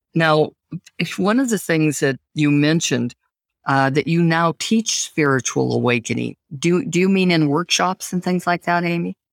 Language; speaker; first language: English; native; English